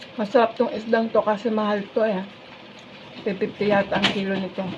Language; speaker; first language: Filipino; non-native, local second language; Bikol